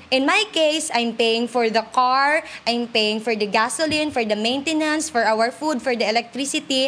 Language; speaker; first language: English; non-native, local second language; Hiligaynon